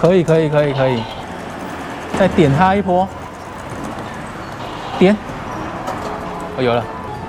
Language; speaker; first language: Chinese; native; Chinese